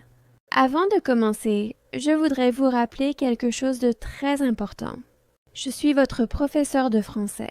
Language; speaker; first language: French; non-native, fluent; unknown